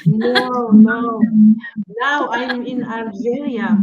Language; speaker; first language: English; non-native, learner; Arabic